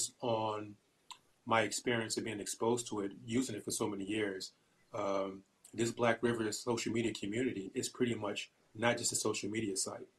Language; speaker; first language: English; native; English